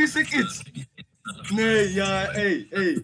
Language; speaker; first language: Dutch; non-native, learner; English